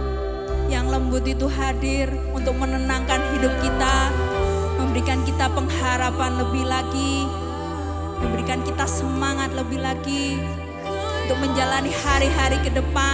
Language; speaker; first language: Indonesian; native; Indonesian